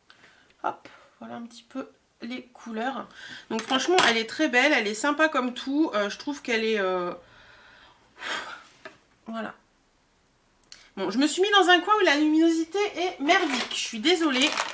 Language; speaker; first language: French; native; French